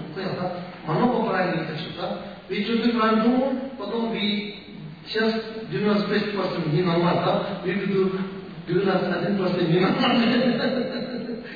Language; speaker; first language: Russian; non-native, learner; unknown